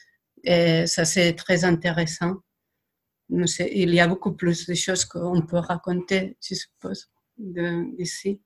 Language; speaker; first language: French; non-native, fluent; Spanish